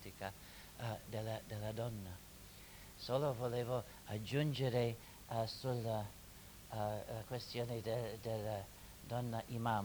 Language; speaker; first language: Italian; non-native, fluent; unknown